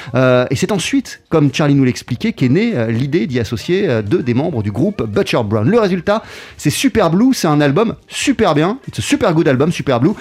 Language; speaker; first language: French; native; French